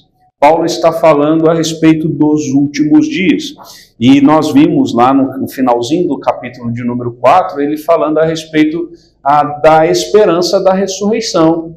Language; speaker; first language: Portuguese; native; Portuguese